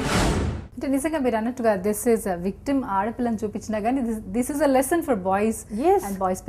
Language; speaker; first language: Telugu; native; Telugu